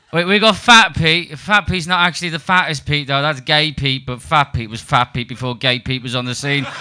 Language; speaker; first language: English; native; English